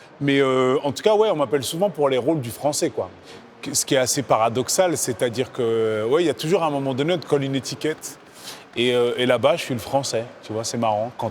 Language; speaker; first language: French; native; French